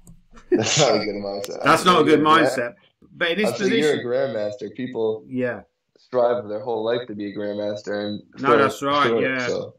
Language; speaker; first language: English; native; English